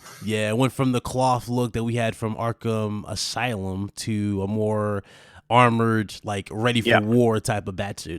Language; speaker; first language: English; native; English